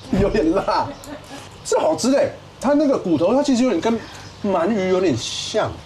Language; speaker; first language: Chinese; native; Chinese